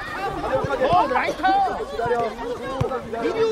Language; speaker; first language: Korean; native; Korean